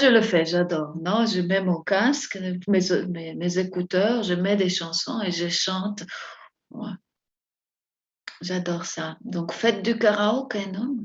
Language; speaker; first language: French; non-native, fluent; Spanish